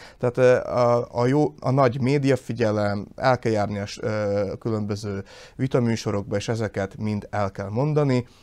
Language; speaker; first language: Hungarian; native; Hungarian